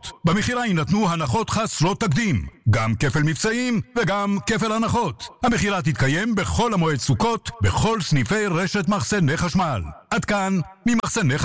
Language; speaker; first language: Hebrew; native; Hebrew